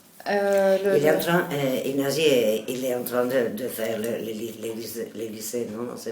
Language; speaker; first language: French; non-native, learner; Catalan